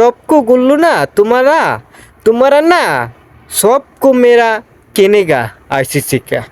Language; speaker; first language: Hindi; non-native, learner; Bangla